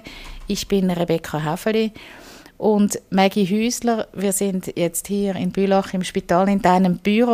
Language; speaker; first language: German; native; German